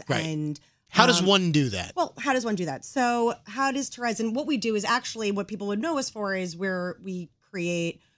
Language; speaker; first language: English; native; English